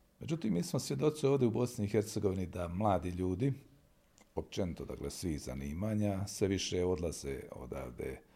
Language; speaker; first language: Bosnian; native; Bosnian